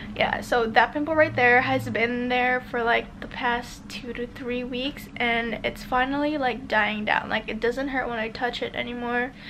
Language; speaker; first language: English; native; English